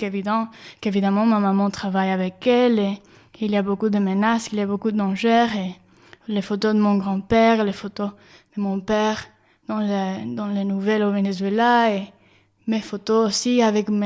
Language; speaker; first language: French; non-native, learner; Spanish